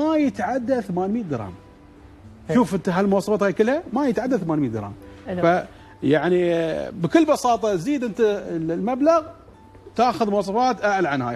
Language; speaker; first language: Arabic; native; Arabic